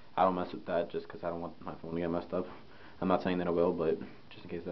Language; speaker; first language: English; native; English